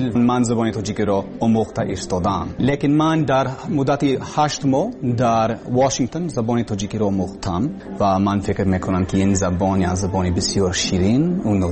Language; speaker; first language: Persian; non-native, learner; English